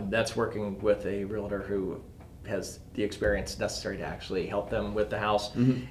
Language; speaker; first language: English; native; English